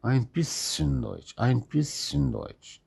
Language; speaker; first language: German; non-native, fluent; Arabic